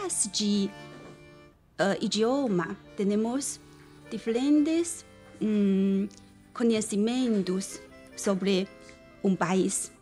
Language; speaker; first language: Portuguese; non-native, learner; Chinese